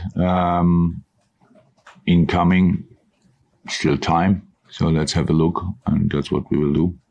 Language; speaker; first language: English; non-native, fluent; German